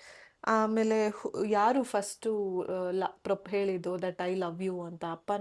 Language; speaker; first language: Kannada; native; Kannada